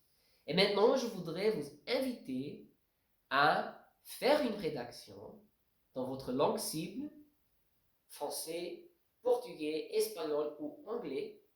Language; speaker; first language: French; non-native, fluent; Portuguese